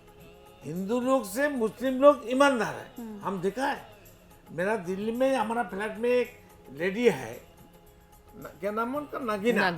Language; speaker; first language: Hindi; non-native, local second language; Bangla